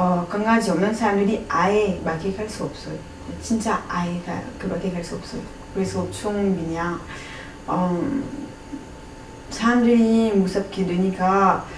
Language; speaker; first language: Korean; non-native, learner; French